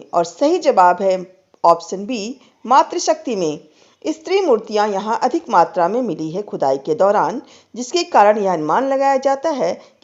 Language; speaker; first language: Hindi; native; Hindi